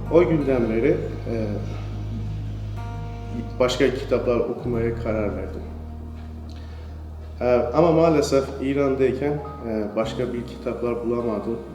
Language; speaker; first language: Turkish; non-native, fluent; Persian